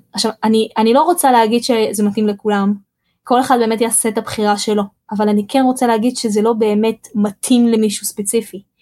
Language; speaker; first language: Hebrew; early bilingual, other home language; Russian